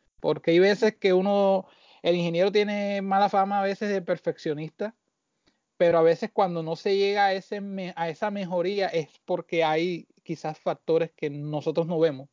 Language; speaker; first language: Spanish; native; Spanish